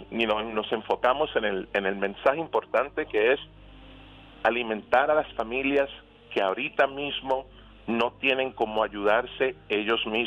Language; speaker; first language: Spanish; early bilingual, other home language; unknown